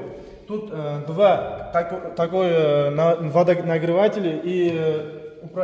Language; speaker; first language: Russian; non-native, fluent; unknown